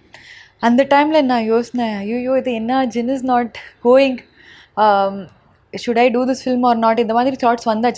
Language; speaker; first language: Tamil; non-native, learner; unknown